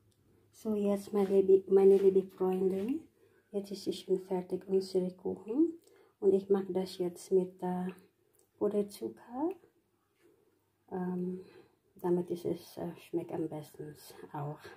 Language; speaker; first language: German; non-native, learner; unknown